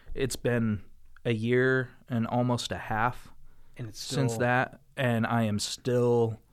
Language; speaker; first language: English; native; English